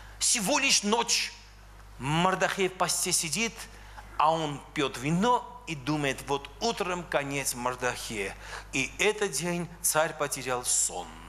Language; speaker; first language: Russian; non-native, local second language; Armenian